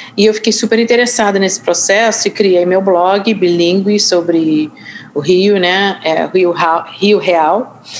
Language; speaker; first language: Portuguese; non-native, fluent; English